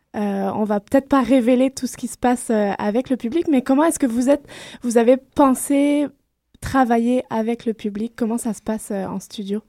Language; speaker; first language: French; native; French